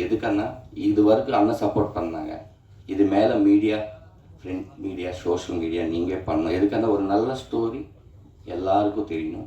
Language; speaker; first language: Tamil; non-native, learner; Telugu